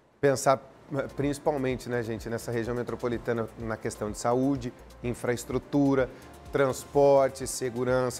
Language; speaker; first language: Portuguese; native; Portuguese